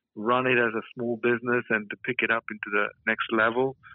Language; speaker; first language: English; native; English